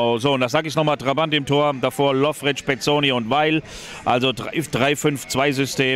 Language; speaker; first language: German; native; German